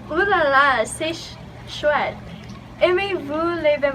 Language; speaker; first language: French; non-native, learner; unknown